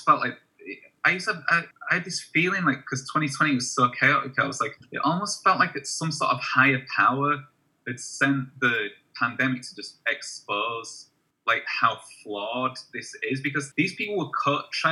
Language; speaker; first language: English; native; English